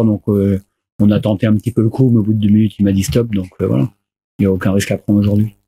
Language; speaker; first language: French; native; French